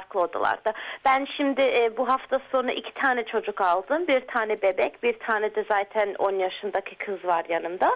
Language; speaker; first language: Turkish; early bilingual, heritage; Turkish